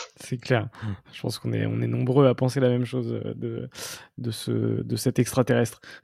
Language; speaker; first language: French; native; French